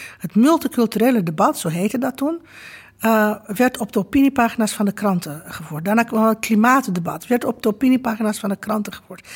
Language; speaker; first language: Dutch; non-native, fluent; Romanian